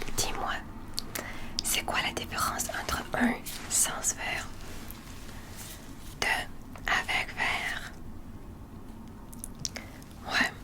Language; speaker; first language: French; non-native, learner; English